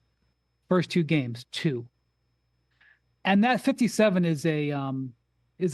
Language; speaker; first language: English; native; English